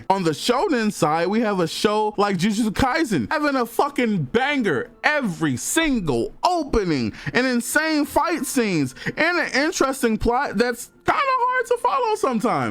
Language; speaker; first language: English; native; English